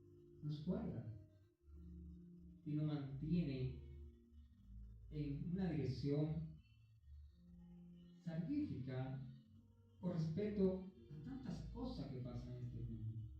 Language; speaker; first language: Spanish; native; Spanish